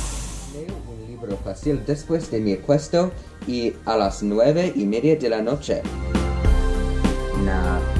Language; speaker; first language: Spanish; non-native, learner; English